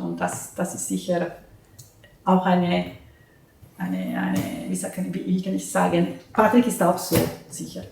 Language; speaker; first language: German; non-native, fluent; Italian